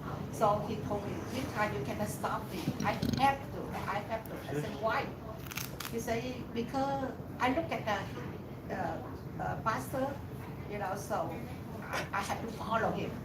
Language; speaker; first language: English; non-native, learner; Vietnamese